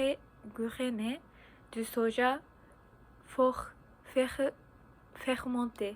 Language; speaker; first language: French; non-native, learner; Japanese